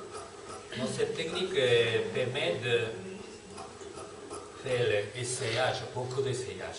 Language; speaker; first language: French; non-native, fluent; Turkish